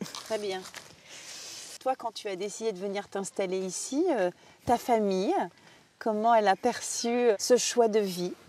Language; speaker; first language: French; native; French